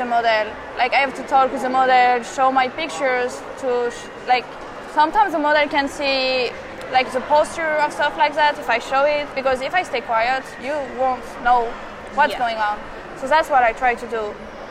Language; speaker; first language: English; non-native, fluent; French